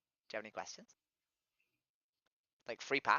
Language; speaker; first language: English; native; English